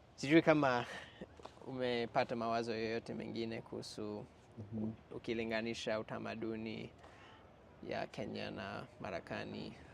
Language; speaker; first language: Swahili; non-native, fluent; English